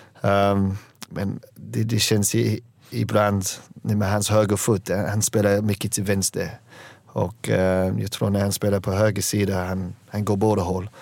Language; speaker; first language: Swedish; non-native, learner; English